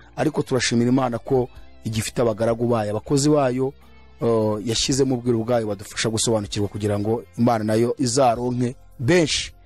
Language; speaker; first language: Kinyarwanda; native; Kinyarwanda